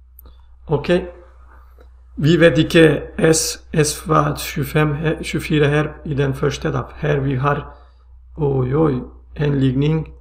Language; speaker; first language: Swedish; non-native, fluent; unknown